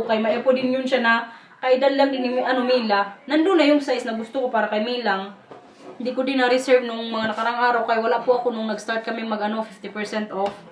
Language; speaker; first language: Filipino; non-native, local second language; Waray